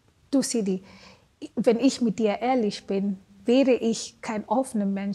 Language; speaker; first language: German; non-native, fluent; Swahili